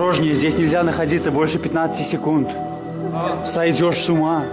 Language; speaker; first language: Russian; native; Russian